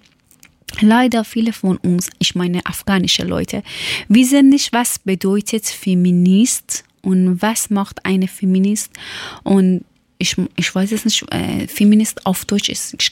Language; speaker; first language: German; non-native, learner; Persian